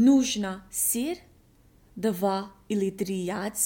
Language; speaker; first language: Russian; non-native, learner; English